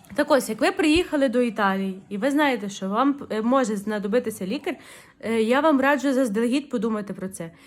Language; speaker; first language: Ukrainian; native; Ukrainian